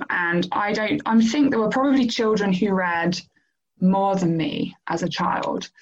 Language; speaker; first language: English; native; English